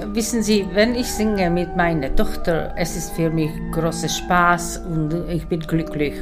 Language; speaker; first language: German; non-native, learner; Czech